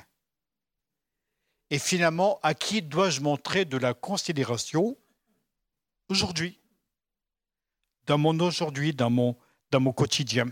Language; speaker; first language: French; native; French